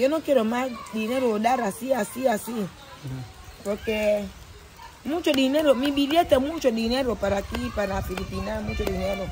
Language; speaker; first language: Spanish; non-native, local second language; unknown